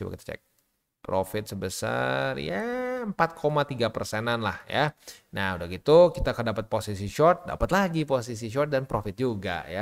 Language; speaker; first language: Indonesian; native; Indonesian